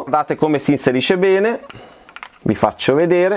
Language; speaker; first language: Italian; native; Italian